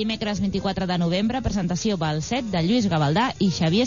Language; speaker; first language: Catalan; native; Catalan